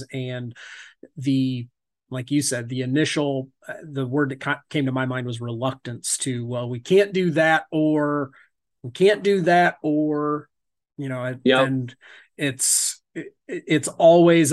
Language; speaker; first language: English; native; English